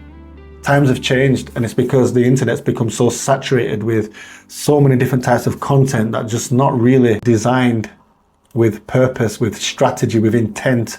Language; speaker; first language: English; native; English